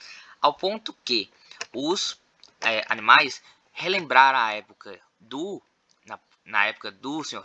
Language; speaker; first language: Portuguese; native; Portuguese